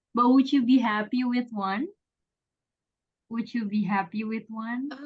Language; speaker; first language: English; non-native, fluent; Indonesian